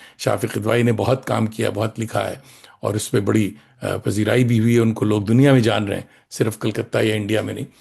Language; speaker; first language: Urdu; native; Urdu